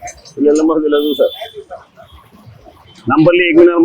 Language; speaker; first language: Telugu; non-native, local second language; Urdu